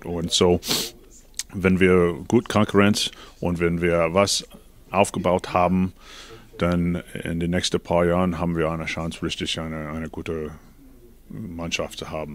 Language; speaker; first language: German; non-native, learner; English